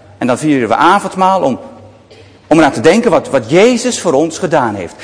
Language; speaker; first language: Dutch; native; Dutch